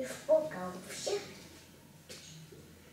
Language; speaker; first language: Russian; native; Russian